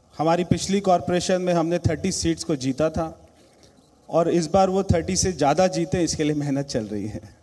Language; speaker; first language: Hindi; native; Hindi